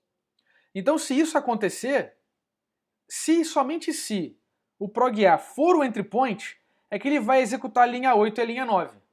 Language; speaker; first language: Portuguese; native; Portuguese